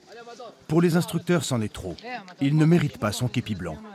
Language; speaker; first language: French; native; French